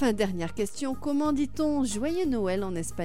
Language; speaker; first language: French; native; French